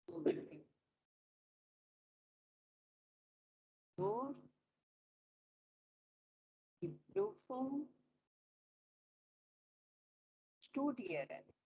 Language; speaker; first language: German; non-native, learner; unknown